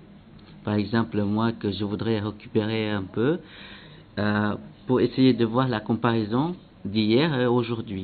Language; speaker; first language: French; non-native, local second language; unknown